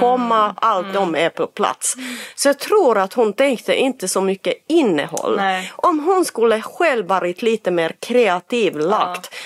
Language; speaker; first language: Swedish; non-native, fluent; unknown